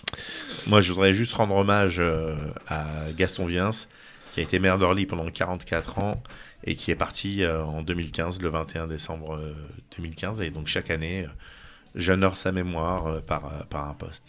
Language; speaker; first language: French; native; French